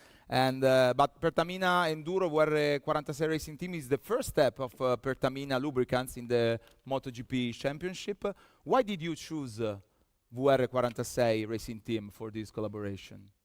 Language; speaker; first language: English; non-native, fluent; Italian